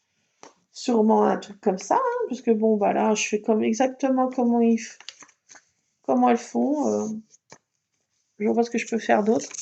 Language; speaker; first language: French; native; French